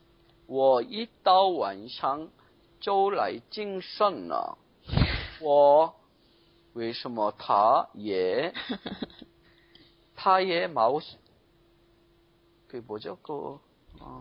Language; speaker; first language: Chinese; non-native, learner; Korean